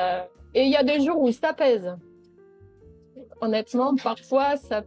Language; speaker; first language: French; non-native, local second language; Dutch